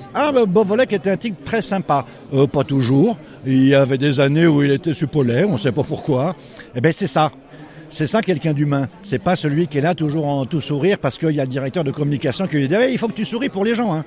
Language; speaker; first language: French; native; French